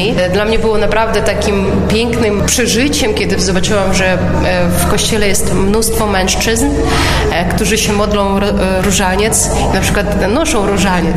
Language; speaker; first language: Polish; non-native, local second language; Ukrainian